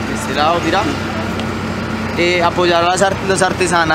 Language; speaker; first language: Portuguese; non-native, learner; Spanish